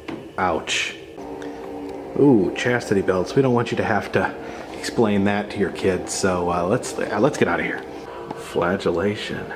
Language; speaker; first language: English; native; English